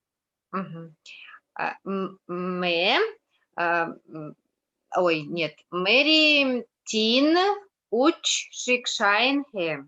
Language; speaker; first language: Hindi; non-native, learner; Russian